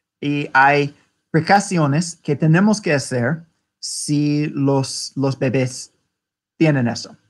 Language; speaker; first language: Spanish; non-native, learner; English